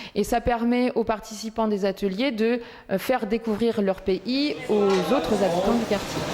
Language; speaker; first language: French; native; French